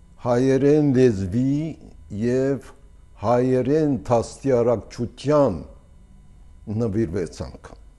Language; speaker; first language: Armenian; early bilingual, heritage; Armenian